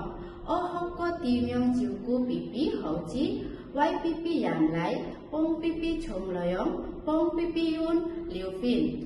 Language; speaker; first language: Cantonese; non-native, learner; Bangla